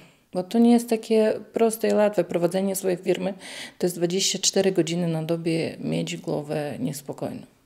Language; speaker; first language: Polish; early bilingual, heritage; Polish